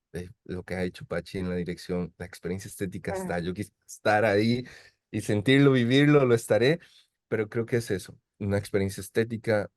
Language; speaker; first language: Spanish; native; Spanish